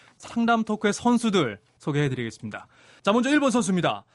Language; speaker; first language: Korean; native; Korean